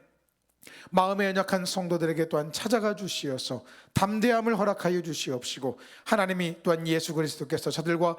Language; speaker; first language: Korean; native; Korean